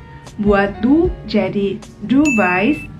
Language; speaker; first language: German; non-native, fluent; Indonesian